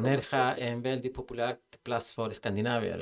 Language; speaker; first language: Swedish; non-native, fluent; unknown